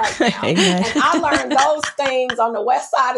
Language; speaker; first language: English; native; English